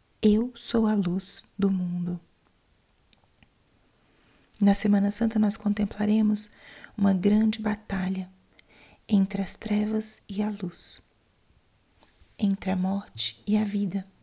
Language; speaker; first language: Portuguese; native; Portuguese